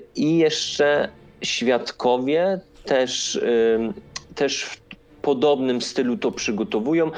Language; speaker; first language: Polish; early bilingual, heritage; Polish